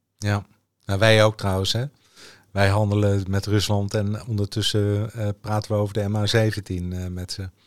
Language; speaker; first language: Dutch; native; Dutch